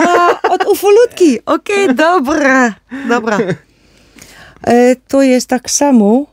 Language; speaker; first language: Polish; non-native, learner; Dutch